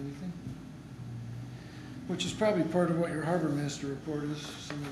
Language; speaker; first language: English; native; English